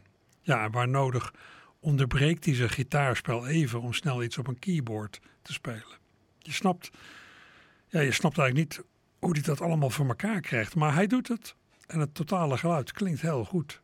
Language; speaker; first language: Dutch; native; Dutch